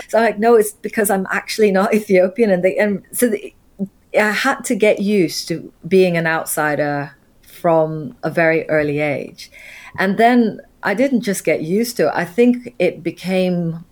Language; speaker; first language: English; native; English